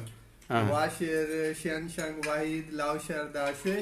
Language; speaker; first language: Chinese; non-native, learner; Urdu